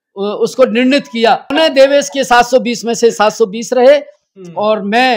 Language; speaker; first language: Hindi; native; Hindi